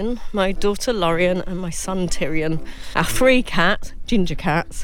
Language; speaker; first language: English; native; English